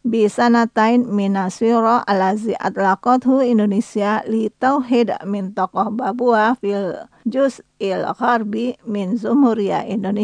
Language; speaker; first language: Arabic; non-native, learner; Indonesian